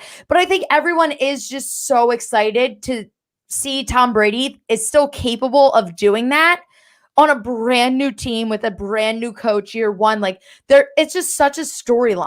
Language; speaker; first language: English; native; English